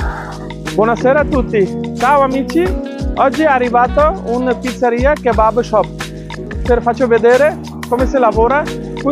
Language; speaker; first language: Italian; non-native, learner; Bangla